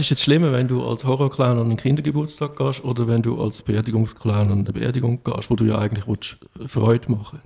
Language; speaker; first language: German; native; German